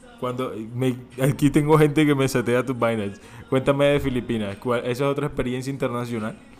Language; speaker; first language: Spanish; native; Spanish